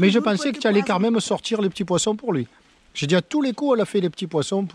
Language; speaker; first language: French; native; French